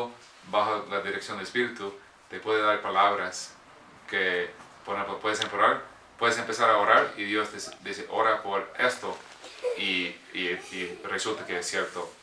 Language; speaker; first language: Spanish; non-native, fluent; English